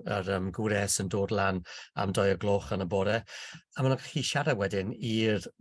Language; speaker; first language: Welsh; non-native, local second language; English